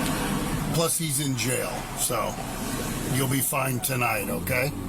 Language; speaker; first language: English; native; English